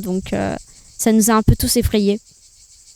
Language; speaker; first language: French; early bilingual, other home language; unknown